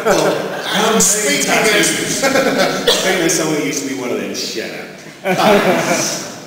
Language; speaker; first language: English; native; English